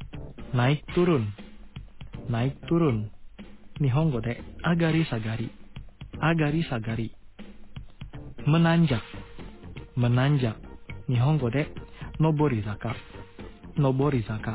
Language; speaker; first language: Japanese; non-native, fluent; Indonesian